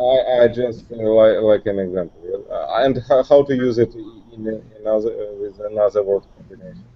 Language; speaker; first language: English; non-native, learner; Russian